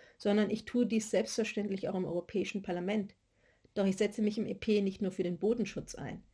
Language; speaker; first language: German; native; German